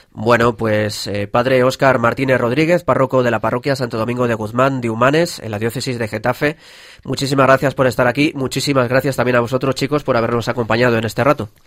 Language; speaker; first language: Spanish; native; Spanish